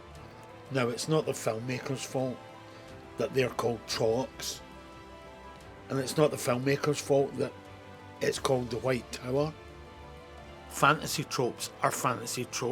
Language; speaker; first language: English; native; English